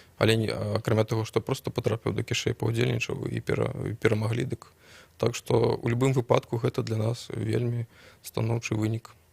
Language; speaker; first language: Belarusian; non-native, local second language; Russian